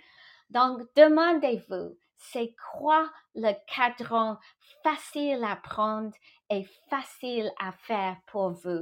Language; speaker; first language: French; non-native, fluent; English